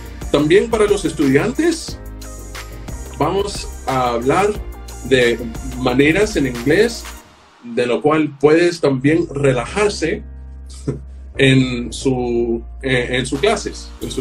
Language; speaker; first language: Spanish; non-native, fluent; English